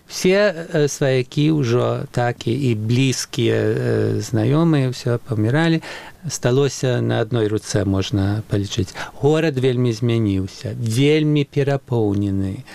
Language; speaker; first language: Belarusian; early bilingual, heritage; Belarusian